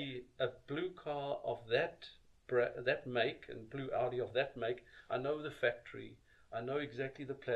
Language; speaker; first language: English; native; English